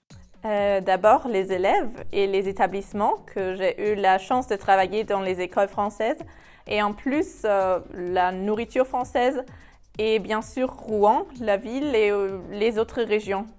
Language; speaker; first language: French; non-native, fluent; German